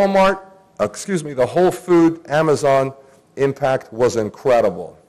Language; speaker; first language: English; early bilingual, other home language; Greek